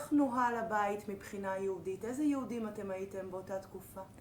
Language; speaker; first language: Hebrew; native; Hebrew